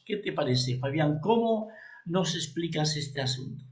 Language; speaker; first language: Spanish; native; Spanish